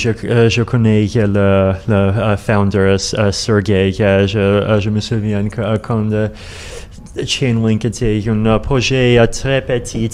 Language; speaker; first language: French; non-native, learner; Russian